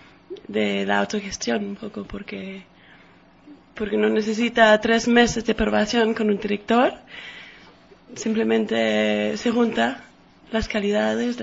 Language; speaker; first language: Spanish; non-native, fluent; Danish